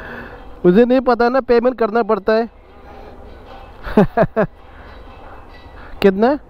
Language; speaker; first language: Hindi; non-native, learner; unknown